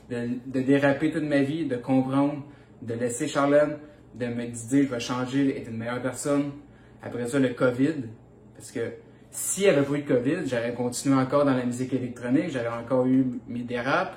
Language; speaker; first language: French; native; French